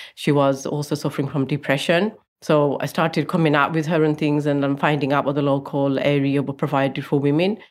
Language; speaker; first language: English; native; English